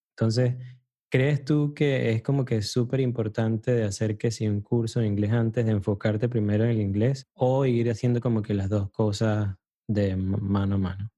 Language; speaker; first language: Spanish; native; Spanish